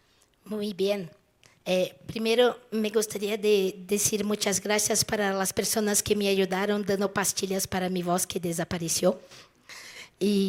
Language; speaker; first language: Spanish; non-native, fluent; Portuguese